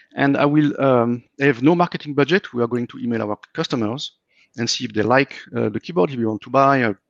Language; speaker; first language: English; non-native, fluent; French